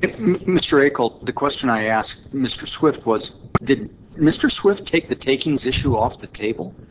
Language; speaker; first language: English; native; English